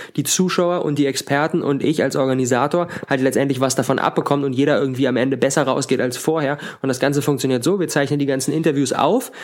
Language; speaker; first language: German; native; German